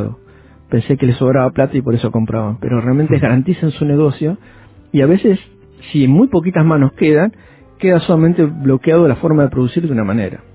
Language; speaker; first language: Spanish; native; Spanish